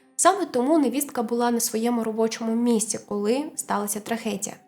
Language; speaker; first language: Ukrainian; native; Ukrainian